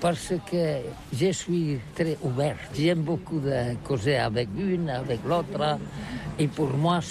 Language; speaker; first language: French; non-native, learner; Catalan